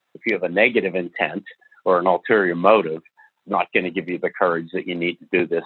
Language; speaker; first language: English; native; English